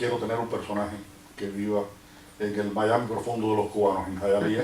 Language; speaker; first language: Spanish; native; Spanish